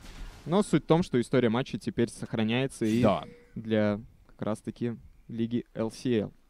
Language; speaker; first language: Russian; native; Russian